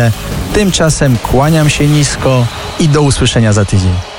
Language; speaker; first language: Polish; native; Polish